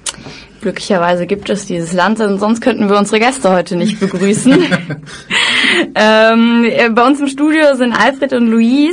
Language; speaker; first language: German; native; German